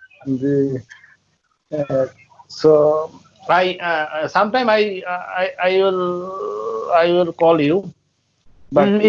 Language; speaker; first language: English; non-native, learner; Bangla